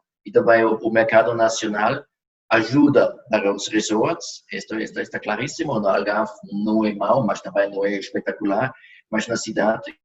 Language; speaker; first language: Portuguese; non-native, fluent; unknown